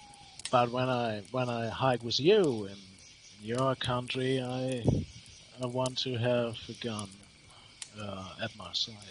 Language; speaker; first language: English; non-native, learner; German